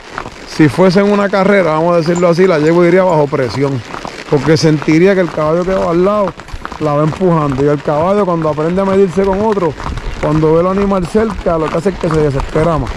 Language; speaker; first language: Spanish; native; Spanish